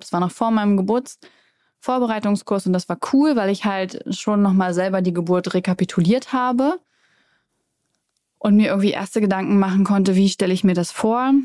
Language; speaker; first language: German; native; German